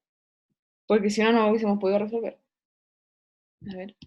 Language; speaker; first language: Spanish; native; Spanish